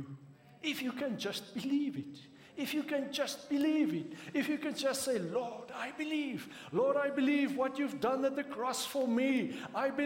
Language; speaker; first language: English; non-native, local second language; Afrikaans